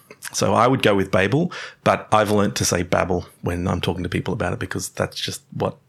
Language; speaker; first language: English; native; English